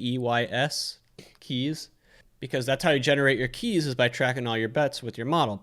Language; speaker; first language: English; native; English